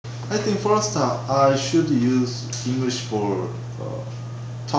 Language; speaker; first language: English; non-native, learner; Korean